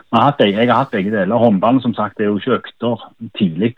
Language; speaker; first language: Norwegian; native; Norwegian